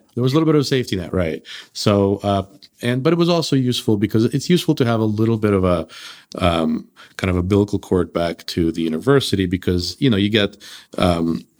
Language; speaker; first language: English; early bilingual, other home language; Russian